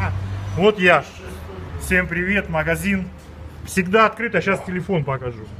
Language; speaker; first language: Russian; native; Russian